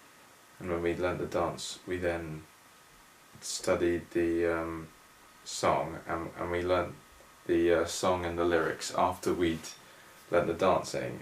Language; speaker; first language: English; native; English